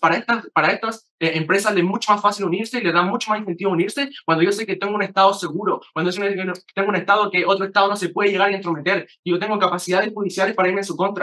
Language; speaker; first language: Spanish; native; Spanish